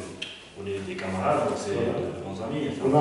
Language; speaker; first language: French; non-native, fluent; Spanish